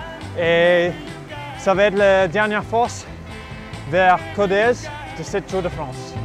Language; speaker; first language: French; non-native, fluent; English